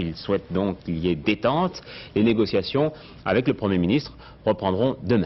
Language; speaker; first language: French; native; French